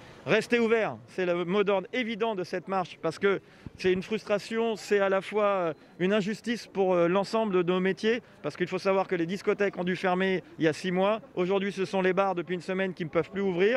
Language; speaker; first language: French; native; French